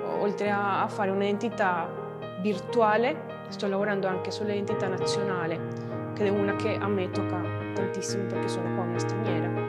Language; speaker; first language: Italian; non-native, fluent; Spanish